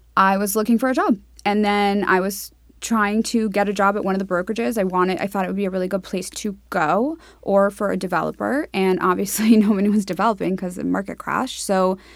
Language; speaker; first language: English; native; English